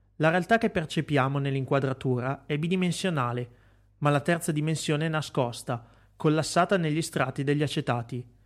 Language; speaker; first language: Italian; native; Italian